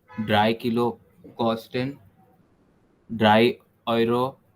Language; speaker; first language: German; non-native, learner; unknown